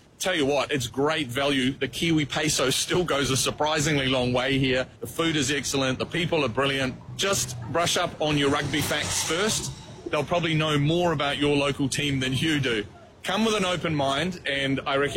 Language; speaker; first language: English; native; English